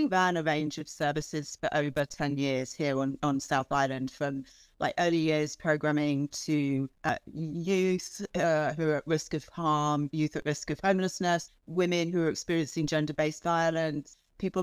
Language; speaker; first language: English; native; English